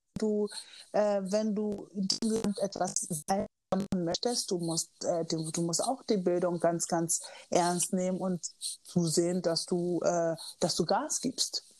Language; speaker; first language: German; early bilingual, other home language; Akan